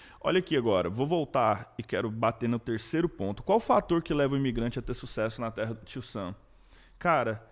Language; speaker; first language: Portuguese; native; Portuguese